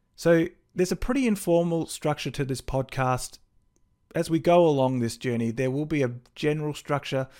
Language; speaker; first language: English; native; English